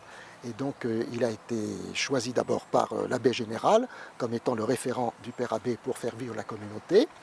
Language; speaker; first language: French; native; French